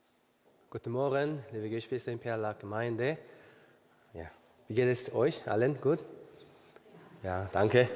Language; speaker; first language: German; non-native, learner; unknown